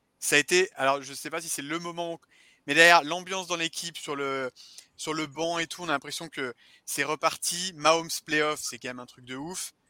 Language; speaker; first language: French; native; French